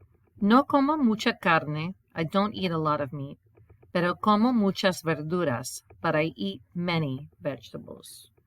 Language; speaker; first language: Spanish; non-native, fluent; English